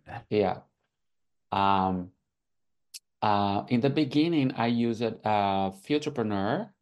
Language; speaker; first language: English; non-native, fluent; Portuguese